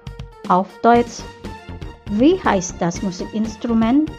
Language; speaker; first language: German; non-native, fluent; Indonesian